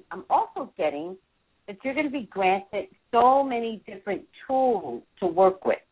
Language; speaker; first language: English; native; English